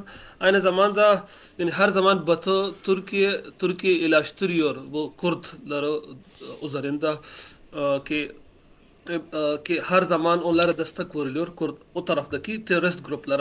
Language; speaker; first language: Turkish; non-native, learner; Urdu